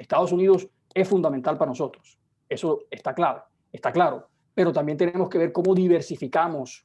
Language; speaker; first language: Spanish; native; Spanish